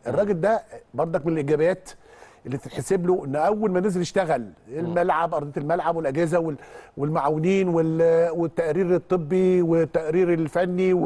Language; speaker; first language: Arabic; native; Arabic